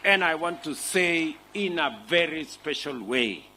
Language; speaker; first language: English; non-native, local second language; Kalenjin